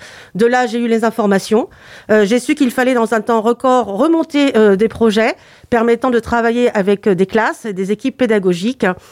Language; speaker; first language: French; native; French